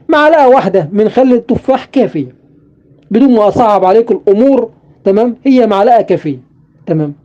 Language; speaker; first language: Arabic; native; Arabic